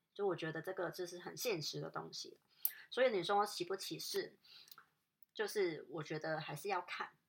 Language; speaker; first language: Chinese; non-native, local second language; Cantonese